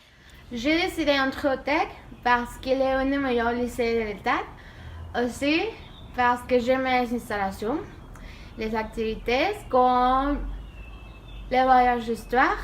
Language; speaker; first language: French; non-native, learner; Spanish